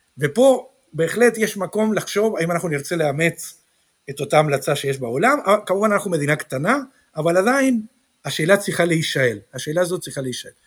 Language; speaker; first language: Hebrew; non-native, fluent; Spanish